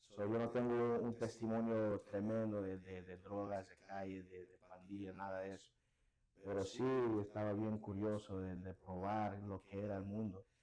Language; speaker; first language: Spanish; early bilingual, heritage; Spanish